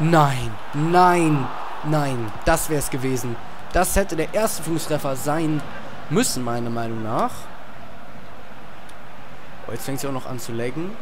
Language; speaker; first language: German; native; German